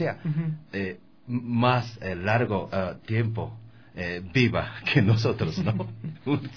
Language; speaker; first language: Spanish; non-native, learner; Japanese